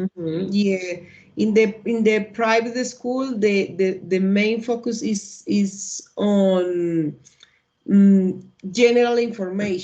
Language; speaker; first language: English; non-native, learner; Spanish